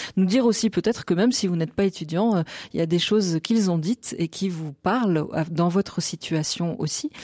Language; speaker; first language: French; native; French